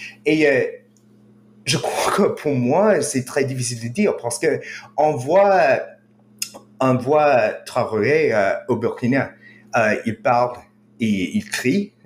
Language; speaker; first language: French; non-native, fluent; English